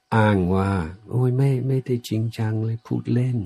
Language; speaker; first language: Thai; non-native, fluent; English